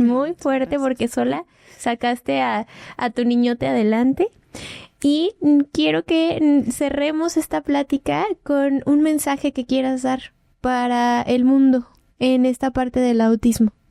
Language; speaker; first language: Spanish; native; Spanish